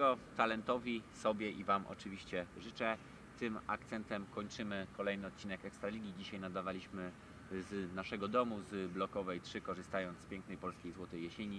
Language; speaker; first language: Polish; native; Polish